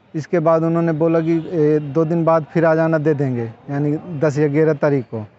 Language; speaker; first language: Hindi; native; Hindi